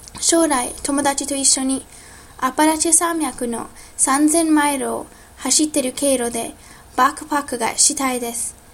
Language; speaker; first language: Japanese; non-native, learner; English